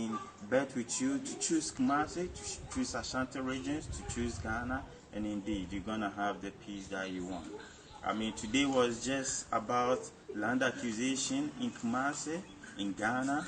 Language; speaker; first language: English; non-native, local second language; Akan